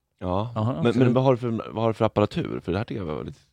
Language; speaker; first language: Swedish; native; Swedish